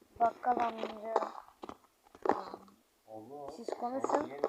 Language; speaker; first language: Turkish; native; Turkish